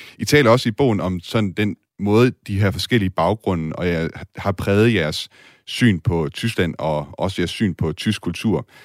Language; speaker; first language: Danish; native; Danish